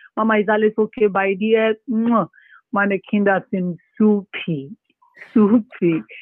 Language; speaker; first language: German; non-native, learner; Yoruba